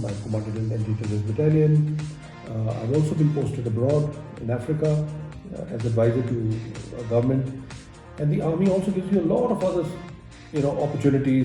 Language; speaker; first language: English; non-native, local second language; Hindi